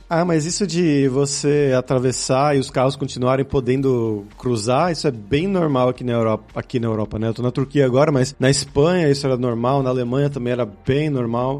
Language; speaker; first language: Portuguese; native; Portuguese